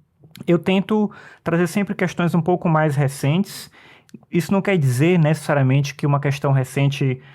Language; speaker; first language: Portuguese; native; Portuguese